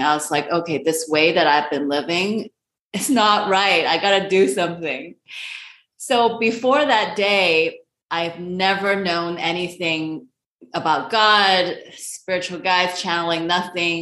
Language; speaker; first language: English; non-native, local second language; Cantonese